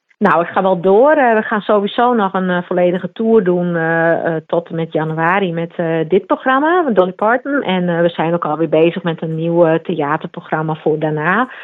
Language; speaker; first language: Dutch; non-native, local second language; Western Frisian